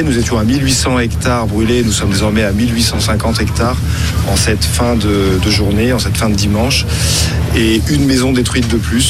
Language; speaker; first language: French; native; French